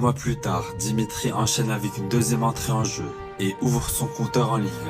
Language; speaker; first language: French; native; French